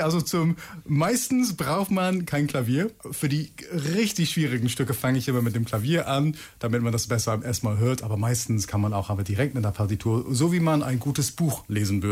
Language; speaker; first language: German; non-native, fluent; English